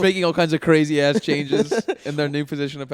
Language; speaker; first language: English; native; English